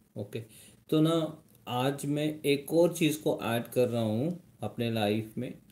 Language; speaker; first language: Hindi; non-native, local second language; Marathi